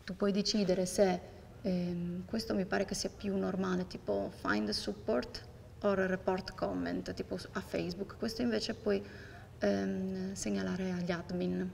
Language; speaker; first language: Italian; native; Italian